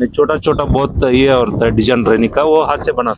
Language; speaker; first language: Hindi; non-native, local second language; Kannada